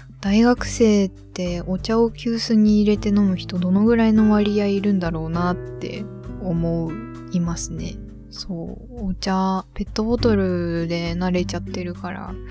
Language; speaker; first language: Japanese; native; Japanese